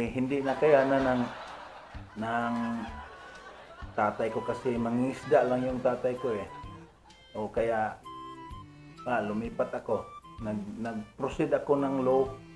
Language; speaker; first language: Filipino; non-native, local second language; Cebuano